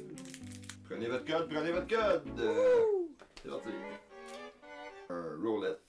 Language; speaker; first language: French; native; French